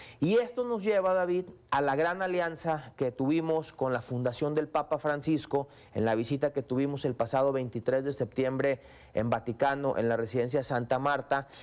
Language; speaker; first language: Spanish; native; Spanish